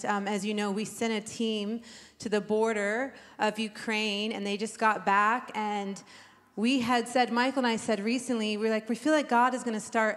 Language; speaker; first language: English; native; English